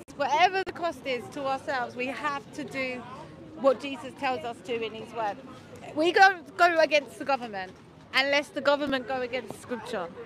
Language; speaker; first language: English; native; English